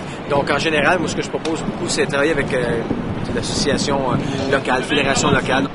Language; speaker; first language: French; native; French